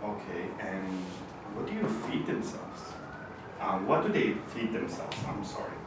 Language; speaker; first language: English; non-native, fluent; Turkish